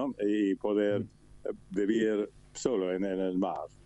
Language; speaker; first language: Spanish; non-native, learner; English